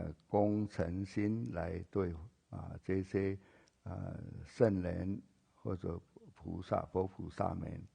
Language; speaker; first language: Chinese; native; Chinese